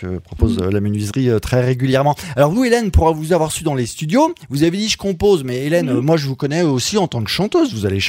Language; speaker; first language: French; native; French